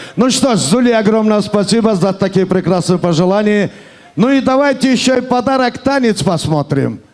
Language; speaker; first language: Russian; non-native, local second language; Turkish